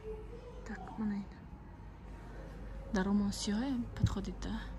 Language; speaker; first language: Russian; non-native, local second language; Tajik